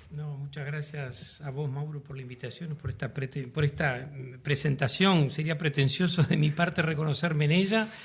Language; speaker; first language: Spanish; native; Spanish